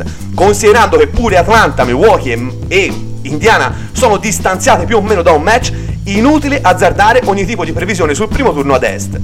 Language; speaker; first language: Italian; native; Italian